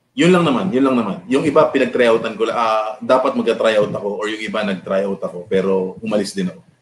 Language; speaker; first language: Filipino; native; Filipino